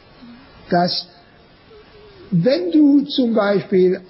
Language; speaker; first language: German; non-native, learner; French